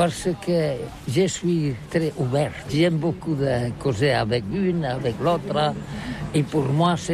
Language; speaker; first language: French; non-native, learner; Catalan